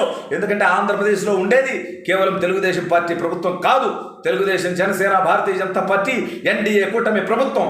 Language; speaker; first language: Telugu; native; Telugu